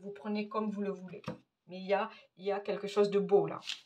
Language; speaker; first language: French; native; French